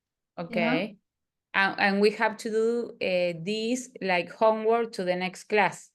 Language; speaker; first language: English; non-native, learner; Spanish